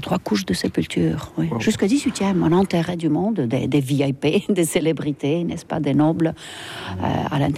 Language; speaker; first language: French; non-native, fluent; Estonian